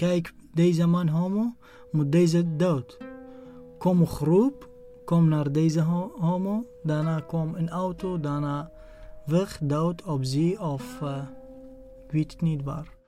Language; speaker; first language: Dutch; non-native, learner; Arabic